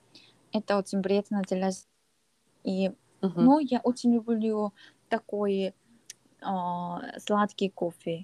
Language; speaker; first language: Russian; non-native, learner; Korean